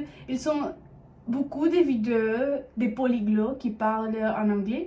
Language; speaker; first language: French; non-native, learner; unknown